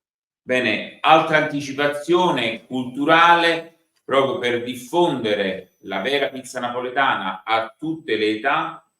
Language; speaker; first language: Italian; native; Italian